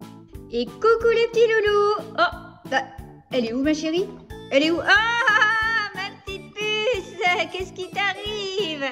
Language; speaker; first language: French; native; French